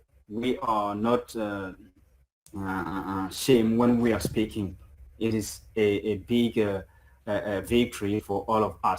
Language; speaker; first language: English; non-native, fluent; French